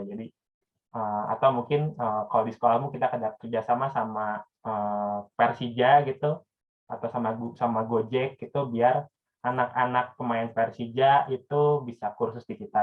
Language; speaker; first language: Indonesian; native; Indonesian